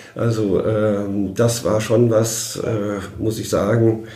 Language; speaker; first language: German; native; German